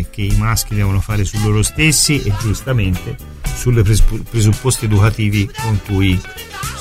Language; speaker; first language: Italian; native; Italian